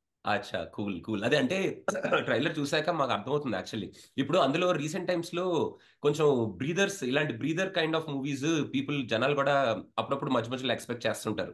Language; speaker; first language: Telugu; native; Telugu